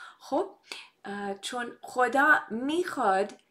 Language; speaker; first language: Persian; non-native, fluent; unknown